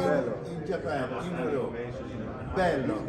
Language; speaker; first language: English; non-native, learner; Italian